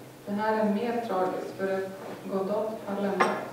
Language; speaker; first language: Swedish; non-native, fluent; Lithuanian